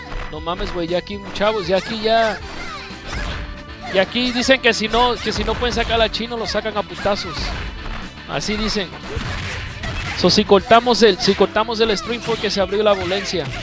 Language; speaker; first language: Spanish; early bilingual, heritage; Spanish